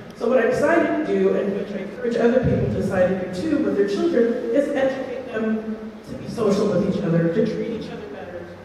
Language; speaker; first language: English; native; English